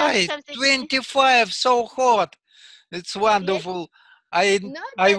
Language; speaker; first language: English; non-native, learner; Russian